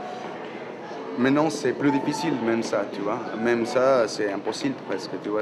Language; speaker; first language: French; non-native, fluent; Spanish